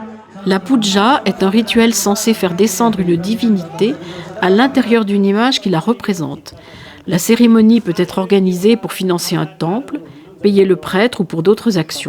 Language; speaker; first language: French; native; French